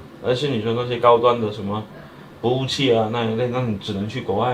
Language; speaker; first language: Chinese; native; Chinese